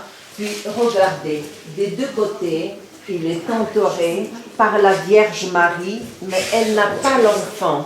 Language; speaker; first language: French; non-native, fluent; Bulgarian